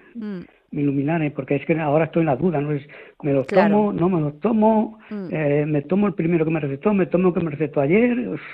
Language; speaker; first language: Spanish; native; Spanish